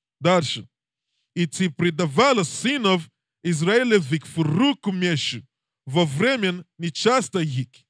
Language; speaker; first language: Russian; non-native, learner; English